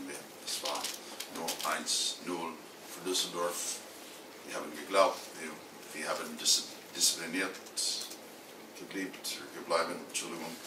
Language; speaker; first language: German; non-native, learner; English